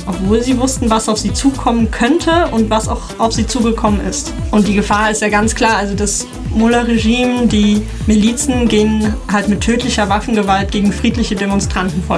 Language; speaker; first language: German; native; German